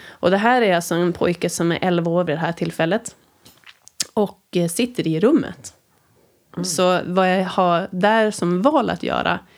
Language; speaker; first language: Swedish; native; Swedish